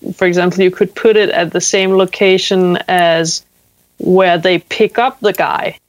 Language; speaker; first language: English; non-native, fluent; Danish